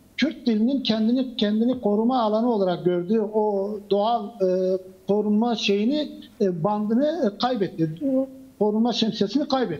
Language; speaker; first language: Turkish; non-native, local second language; Kurdish